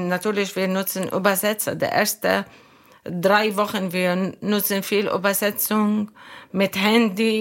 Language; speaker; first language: German; non-native, fluent; Arabic